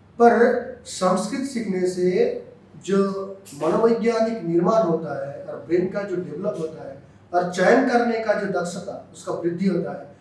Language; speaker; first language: Hindi; non-native, local second language; Bangla